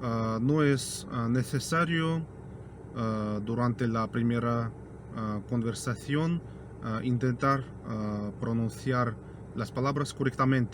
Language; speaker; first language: Spanish; non-native, fluent; Russian